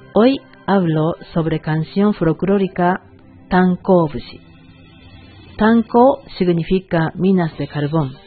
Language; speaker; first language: Spanish; non-native, learner; Japanese